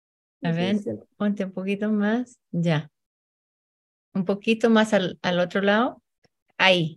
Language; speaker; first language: Spanish; early bilingual, heritage; Spanish